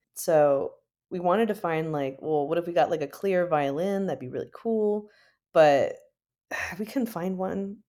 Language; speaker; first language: English; native; English